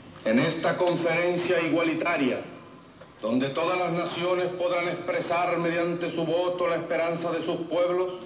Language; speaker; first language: Spanish; native; Spanish